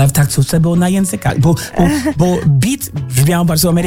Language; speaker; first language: Polish; non-native, fluent; English